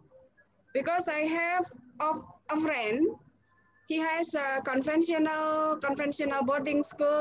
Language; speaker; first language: English; non-native, learner; Indonesian